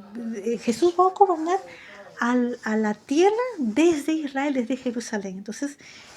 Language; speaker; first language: Spanish; native; Spanish